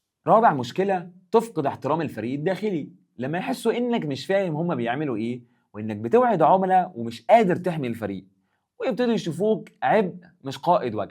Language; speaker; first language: Arabic; native; Arabic